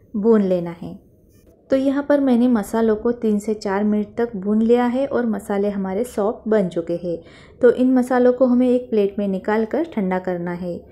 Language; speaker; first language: Hindi; non-native, local second language; Marathi